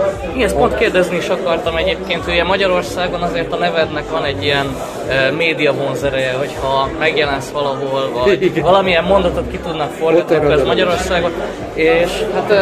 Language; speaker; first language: Hungarian; native; Hungarian